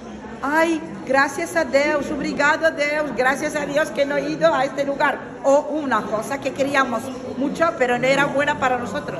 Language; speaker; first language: Spanish; non-native, fluent; Arabic